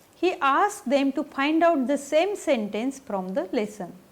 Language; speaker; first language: English; non-native, local second language; Marathi